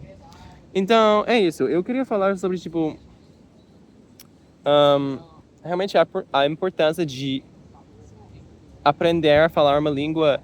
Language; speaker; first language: Portuguese; non-native, learner; English